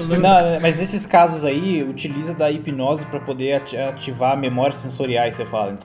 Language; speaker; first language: Portuguese; native; Portuguese